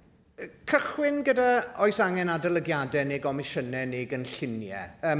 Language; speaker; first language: Welsh; native; Welsh